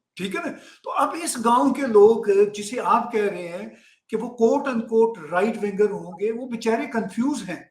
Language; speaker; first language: Urdu; non-native, local second language; Punjabi